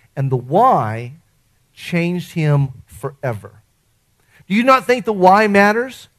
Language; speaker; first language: English; native; English